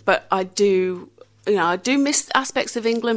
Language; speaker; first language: English; native; English